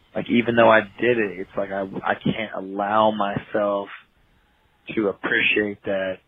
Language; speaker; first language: English; native; English